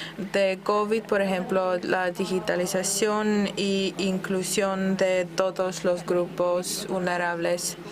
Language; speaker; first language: Spanish; non-native, fluent; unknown